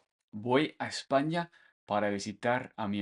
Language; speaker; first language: Spanish; non-native, fluent; English